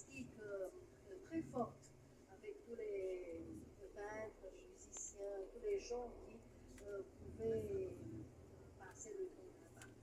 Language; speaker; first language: French; non-native, fluent; Romanian